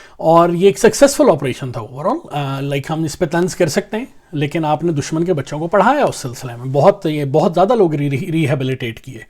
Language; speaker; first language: Urdu; non-native, local second language; Punjabi